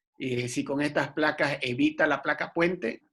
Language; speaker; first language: Spanish; native; Spanish